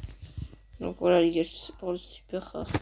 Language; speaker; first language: French; native; French